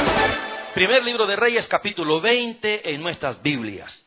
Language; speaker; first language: Spanish; native; Spanish